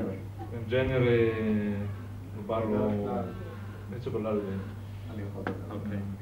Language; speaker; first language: Italian; non-native, learner; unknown